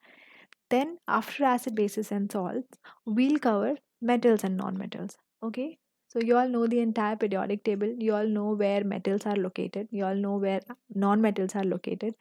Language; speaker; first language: English; non-native, local second language; Hindi